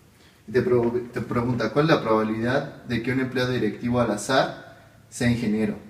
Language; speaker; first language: Spanish; native; Spanish